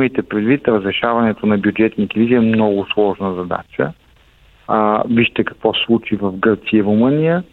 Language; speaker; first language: Bulgarian; native; Bulgarian